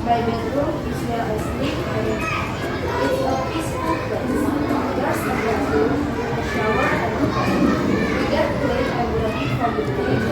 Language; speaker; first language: English; non-native, learner; Indonesian